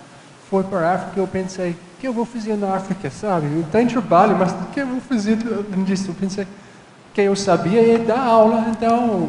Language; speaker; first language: Portuguese; non-native, fluent; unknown